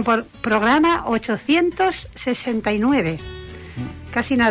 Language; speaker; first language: Spanish; native; Spanish